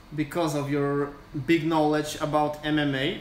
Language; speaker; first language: English; non-native, fluent; Polish